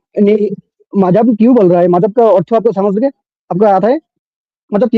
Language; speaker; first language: Hindi; non-native, local second language; Bangla